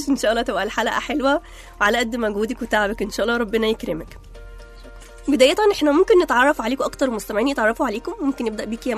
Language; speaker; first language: Arabic; native; Arabic